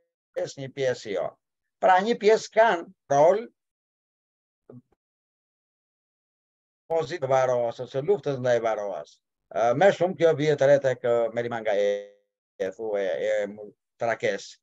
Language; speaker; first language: Albanian; native; Albanian